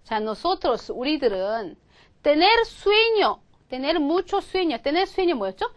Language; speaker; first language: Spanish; non-native, fluent; Korean